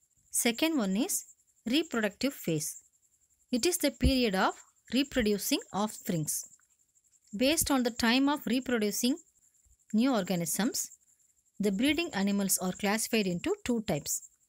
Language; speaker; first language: English; non-native, local second language; Tamil